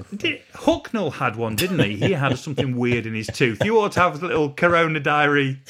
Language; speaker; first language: English; native; English